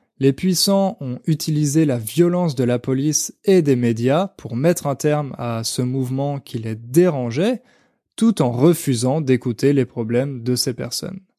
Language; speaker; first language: French; native; French